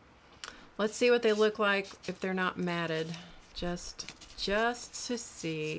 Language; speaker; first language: English; native; English